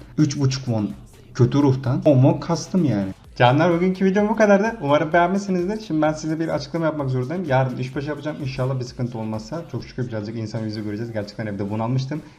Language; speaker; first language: Turkish; native; Turkish